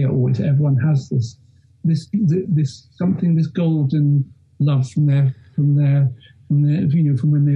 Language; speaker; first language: English; native; English